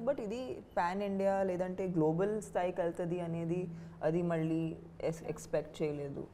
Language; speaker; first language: Telugu; non-native, fluent; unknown